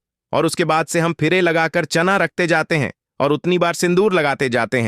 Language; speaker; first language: Hindi; native; Hindi